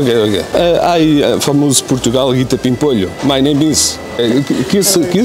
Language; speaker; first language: English; non-native, learner; Portuguese